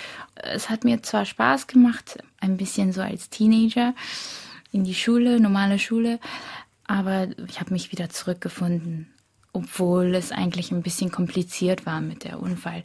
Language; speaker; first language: German; early bilingual, other home language; Korean